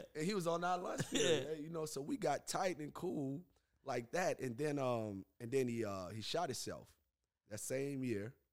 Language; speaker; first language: English; native; English